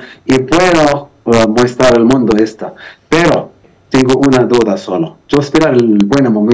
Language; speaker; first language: Spanish; non-native, learner; Arabic